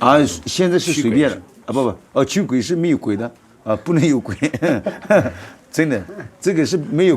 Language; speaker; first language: Chinese; non-native, local second language; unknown